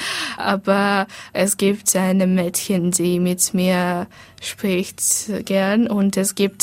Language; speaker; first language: German; non-native, learner; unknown